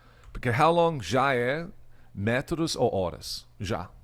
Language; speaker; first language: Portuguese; non-native, fluent; English